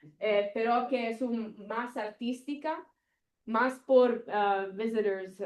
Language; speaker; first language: Spanish; non-native, learner; Italian